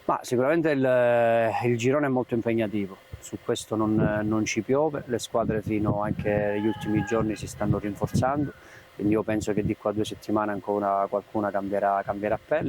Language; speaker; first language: Italian; native; Italian